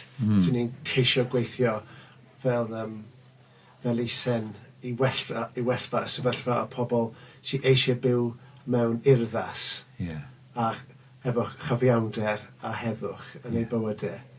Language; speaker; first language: Welsh; non-native, local second language; English